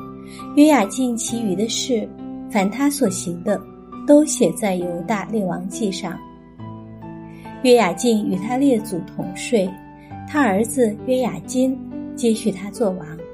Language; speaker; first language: Chinese; native; Chinese